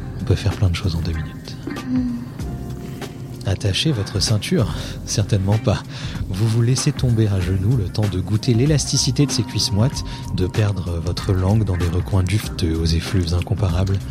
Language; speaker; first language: French; native; French